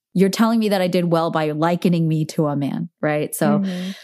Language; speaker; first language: English; native; English